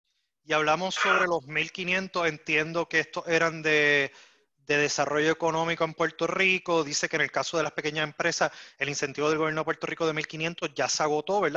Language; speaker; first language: Spanish; native; Spanish